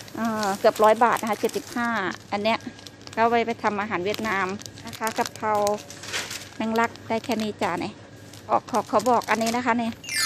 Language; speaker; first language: Thai; native; Thai